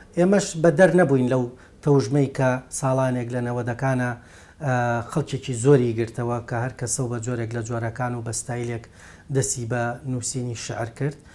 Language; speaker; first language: Central Kurdish; native; Central Kurdish